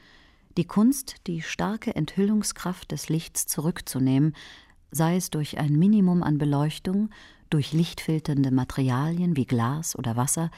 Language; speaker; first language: German; native; German